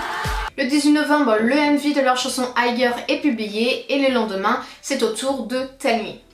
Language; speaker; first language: French; native; French